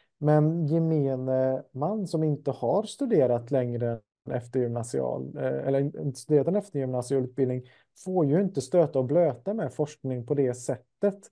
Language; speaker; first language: Swedish; native; Swedish